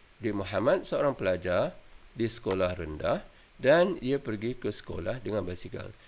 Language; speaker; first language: Malay; native; Malay